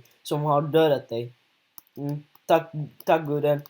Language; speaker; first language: Swedish; early bilingual, other home language; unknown